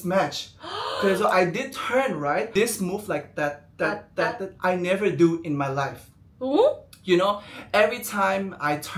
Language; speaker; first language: English; non-native, fluent; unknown